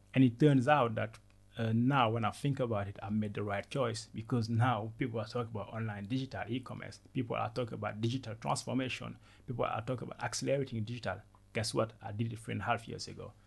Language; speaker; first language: English; non-native, fluent; Wolof